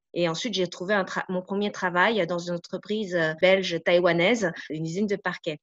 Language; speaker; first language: French; native; French